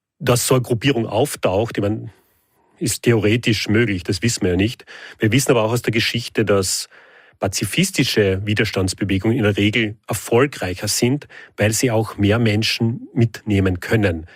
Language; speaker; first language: German; native; German